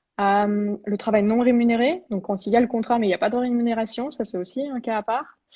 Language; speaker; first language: French; non-native, fluent; Russian